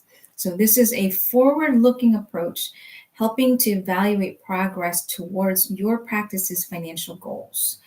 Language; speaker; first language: English; native; English